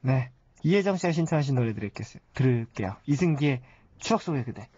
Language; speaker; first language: Korean; native; Korean